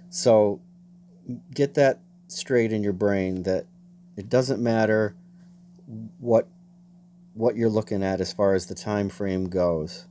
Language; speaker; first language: English; native; English